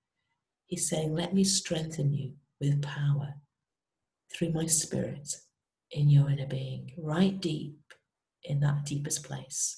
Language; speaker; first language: English; native; English